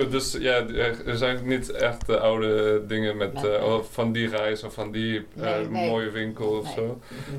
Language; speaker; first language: Dutch; non-native, learner; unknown